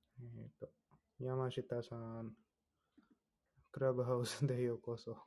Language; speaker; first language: Japanese; non-native, fluent; Hindi